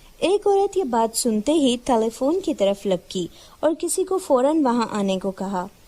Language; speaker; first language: Urdu; native; Urdu